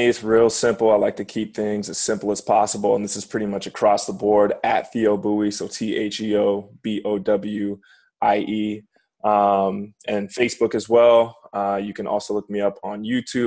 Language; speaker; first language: English; native; English